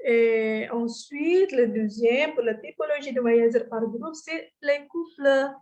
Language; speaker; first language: French; non-native, fluent; Indonesian